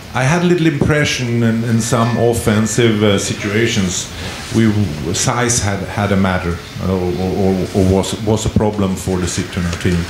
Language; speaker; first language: English; non-native, fluent; Swedish